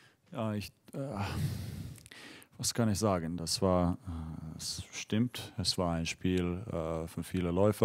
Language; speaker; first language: German; non-native, fluent; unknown